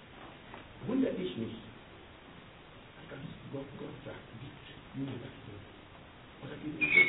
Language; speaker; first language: German; non-native, learner; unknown